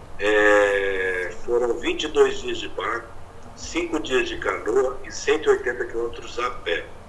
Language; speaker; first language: Portuguese; native; Portuguese